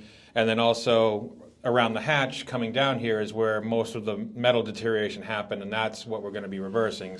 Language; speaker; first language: English; native; English